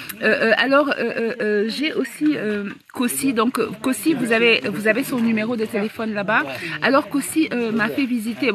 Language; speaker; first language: French; native; French